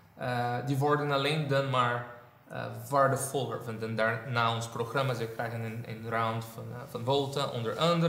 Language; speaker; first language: Dutch; non-native, fluent; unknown